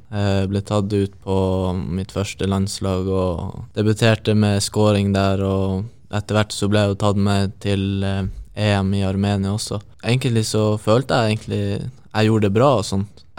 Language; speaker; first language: Norwegian; native; Norwegian